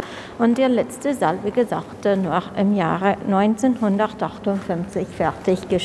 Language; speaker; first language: German; non-native, fluent; Italian